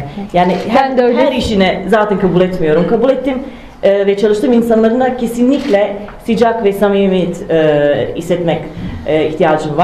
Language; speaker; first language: Turkish; non-native, fluent; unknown